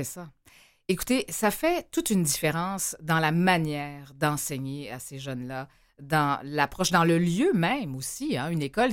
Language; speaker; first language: French; native; French